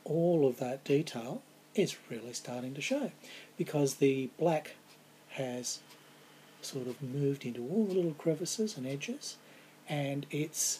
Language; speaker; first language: English; native; English